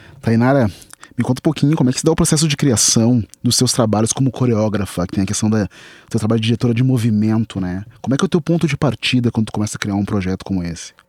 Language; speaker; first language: Portuguese; native; Portuguese